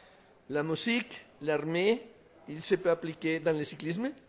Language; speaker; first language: French; non-native, learner; Spanish